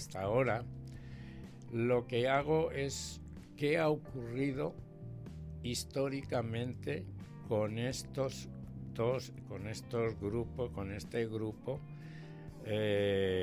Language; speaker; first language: Spanish; native; Spanish